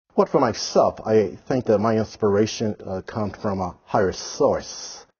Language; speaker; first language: English; native; English